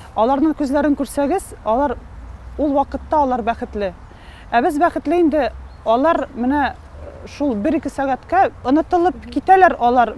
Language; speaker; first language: Tatar; non-native, local second language; Russian